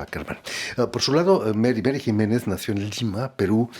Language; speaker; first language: Spanish; native; Spanish